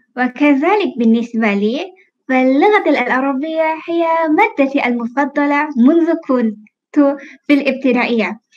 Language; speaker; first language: Arabic; non-native, fluent; Malay